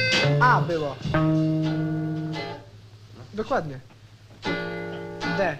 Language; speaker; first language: Polish; native; Polish